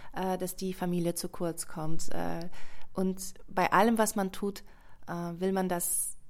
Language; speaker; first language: German; non-native, fluent; Russian